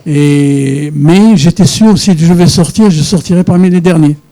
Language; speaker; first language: French; non-native, local second language; Arabic